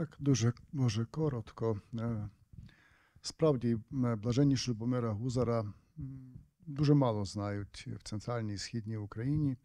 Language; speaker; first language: Ukrainian; native; Ukrainian